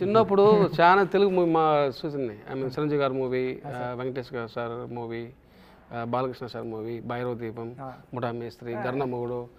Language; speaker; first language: Telugu; non-native, local second language; Tamil